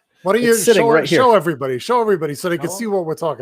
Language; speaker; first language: English; native; English